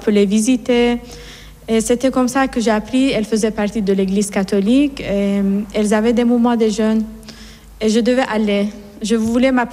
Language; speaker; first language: French; non-native, fluent; Persian